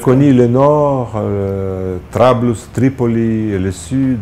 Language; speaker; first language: French; non-native, fluent; Portuguese